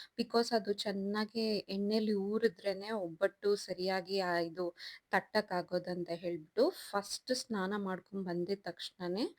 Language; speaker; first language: Kannada; native; Kannada